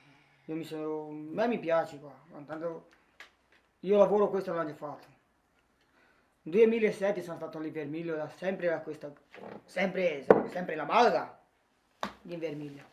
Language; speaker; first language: Italian; non-native, learner; Romanian